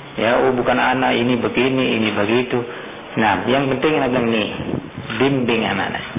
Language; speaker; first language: Indonesian; native; Indonesian